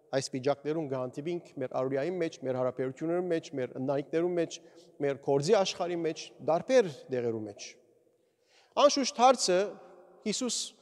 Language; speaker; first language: Armenian; early bilingual, heritage; Armenian